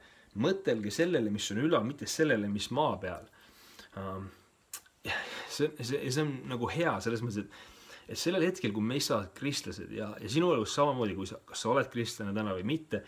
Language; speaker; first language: Estonian; native; Estonian